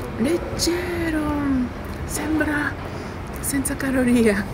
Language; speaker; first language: Italian; non-native, learner; Japanese